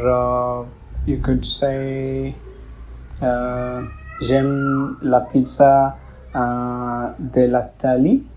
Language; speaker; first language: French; non-native, learner; Odia